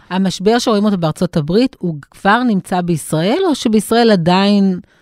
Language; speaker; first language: Hebrew; native; Hebrew